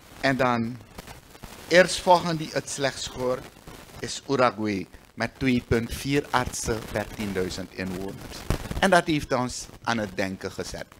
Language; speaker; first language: Dutch; native; Dutch